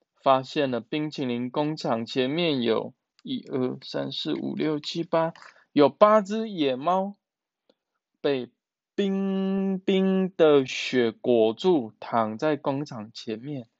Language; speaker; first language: Chinese; native; Chinese